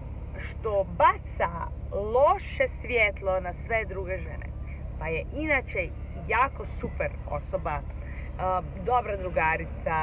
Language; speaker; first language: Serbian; early bilingual, heritage; Serbian